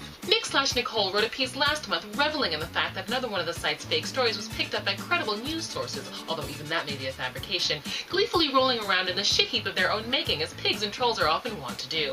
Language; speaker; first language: English; native; English